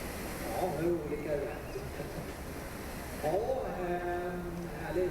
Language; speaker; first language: Swedish; native; Swedish